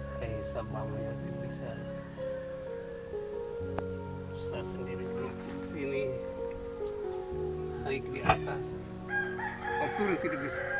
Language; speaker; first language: Indonesian; non-native, local second language; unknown